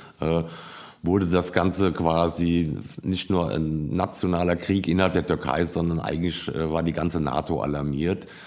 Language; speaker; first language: German; native; German